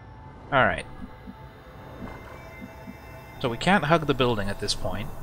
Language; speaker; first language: English; native; English